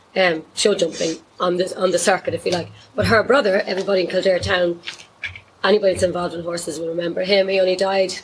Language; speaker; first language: English; native; English